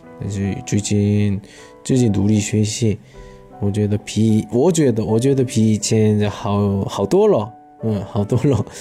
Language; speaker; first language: Chinese; non-native, learner; Korean